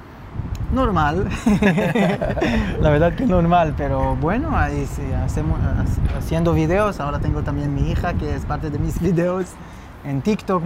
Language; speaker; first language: Spanish; non-native, fluent; Hebrew